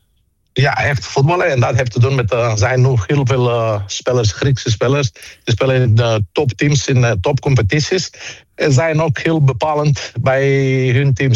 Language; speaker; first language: Dutch; non-native, fluent; Greek